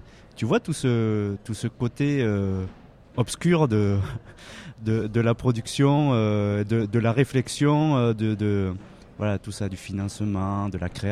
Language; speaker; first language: French; native; French